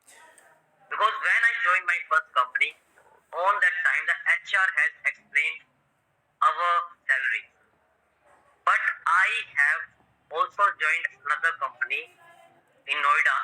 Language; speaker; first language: English; non-native, local second language; Hindi